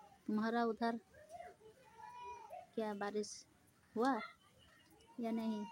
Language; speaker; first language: Hindi; non-native, local second language; Bangla